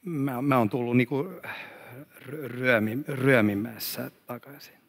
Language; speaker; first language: Finnish; non-native, fluent; Swedish